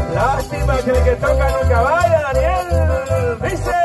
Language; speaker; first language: Spanish; native; Spanish